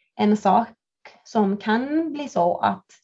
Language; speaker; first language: Swedish; non-native, fluent; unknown